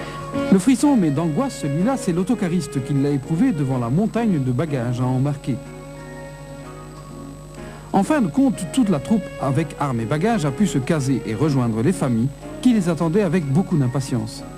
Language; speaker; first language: French; native; French